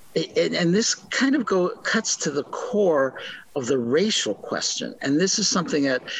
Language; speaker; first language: English; native; English